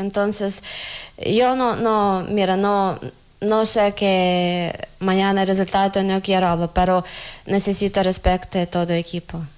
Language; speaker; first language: Spanish; non-native, learner; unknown